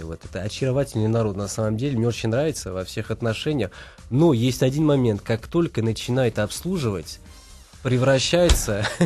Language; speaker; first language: Russian; non-native, fluent; Portuguese